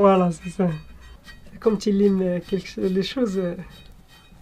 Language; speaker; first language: French; non-native, local second language; Arabic